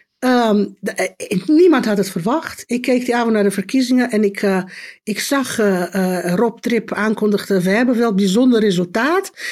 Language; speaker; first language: Dutch; non-native, fluent; Romanian